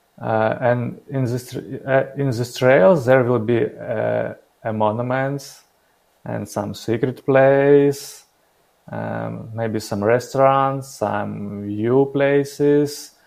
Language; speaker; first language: English; non-native, learner; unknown